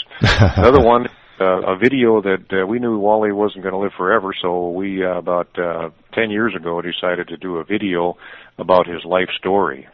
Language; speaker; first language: English; early bilingual, other home language; German